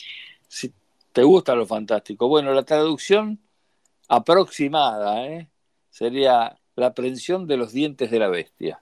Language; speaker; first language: Spanish; native; Spanish